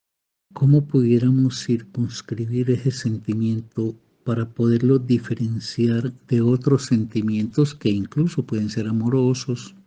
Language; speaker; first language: Spanish; native; Spanish